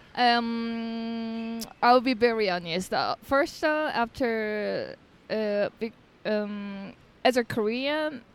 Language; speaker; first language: English; non-native, learner; Korean